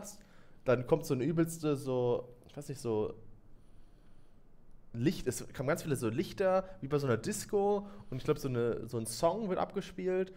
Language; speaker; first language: German; native; German